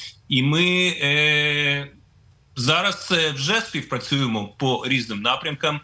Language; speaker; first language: Ukrainian; non-native, fluent; Russian